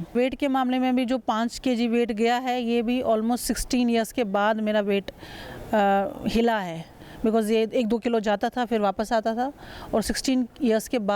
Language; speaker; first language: Hindi; native; Hindi